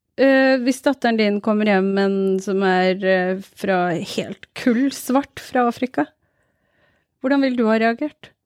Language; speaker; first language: Norwegian; early bilingual, other home language; Urdu